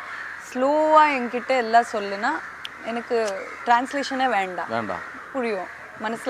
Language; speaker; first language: Tamil; non-native, fluent; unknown